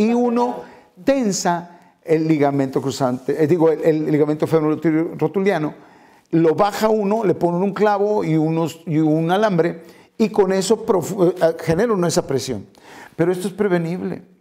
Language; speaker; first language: Spanish; native; Spanish